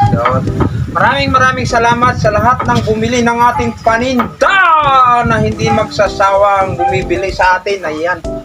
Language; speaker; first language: Filipino; non-native, local second language; Iloko